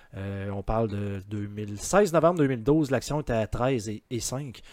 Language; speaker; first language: French; native; French